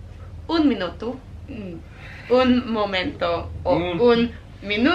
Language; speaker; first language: Spanish; non-native, learner; English